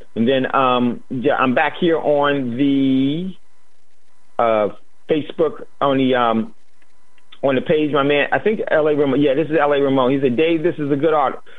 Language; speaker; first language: English; native; English